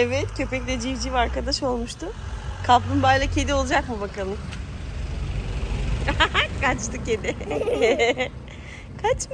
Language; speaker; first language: Turkish; native; Turkish